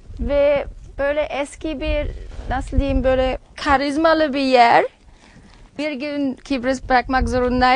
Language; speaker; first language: Turkish; non-native, learner; German